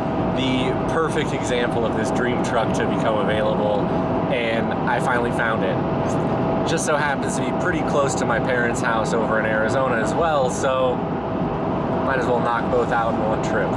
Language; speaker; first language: English; native; English